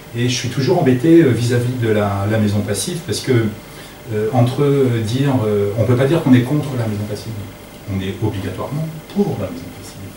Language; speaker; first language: French; native; French